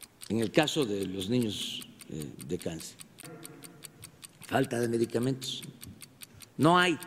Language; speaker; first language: Spanish; native; Spanish